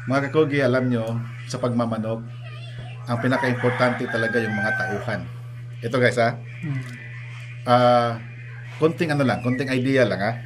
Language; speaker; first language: Filipino; non-native, local second language; Cebuano